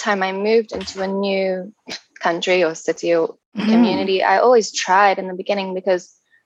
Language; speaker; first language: English; native; English